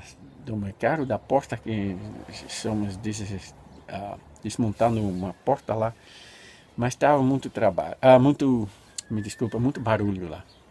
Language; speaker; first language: Portuguese; non-native, fluent; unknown